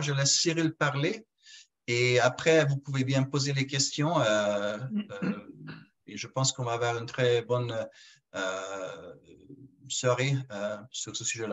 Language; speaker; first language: French; non-native, fluent; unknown